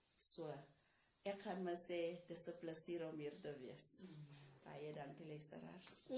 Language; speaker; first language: Afrikaans; non-native, local second language; Tswana